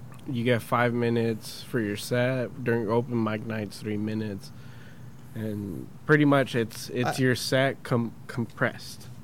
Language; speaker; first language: English; early bilingual, other home language; Spanish